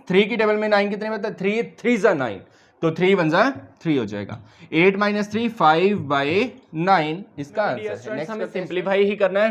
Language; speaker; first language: Hindi; native; Hindi